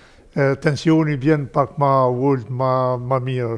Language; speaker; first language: Albanian; native; Albanian